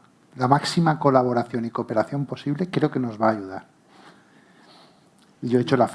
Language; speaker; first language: Spanish; native; Spanish